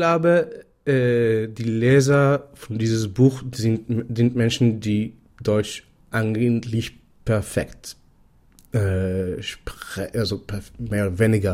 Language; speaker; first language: German; non-native, fluent; Hebrew